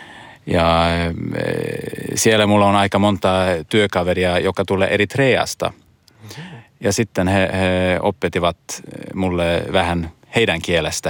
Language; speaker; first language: Finnish; non-native, learner; Swedish